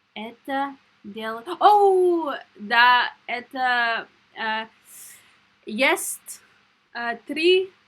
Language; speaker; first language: Russian; non-native, learner; English